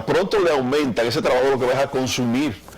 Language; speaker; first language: Spanish; native; Spanish